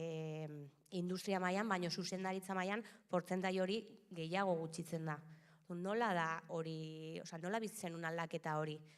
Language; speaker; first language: Basque; native; Basque